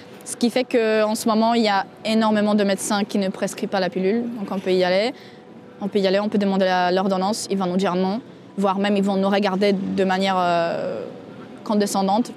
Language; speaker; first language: French; non-native, fluent; Polish